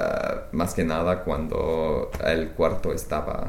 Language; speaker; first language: Spanish; non-native, learner; English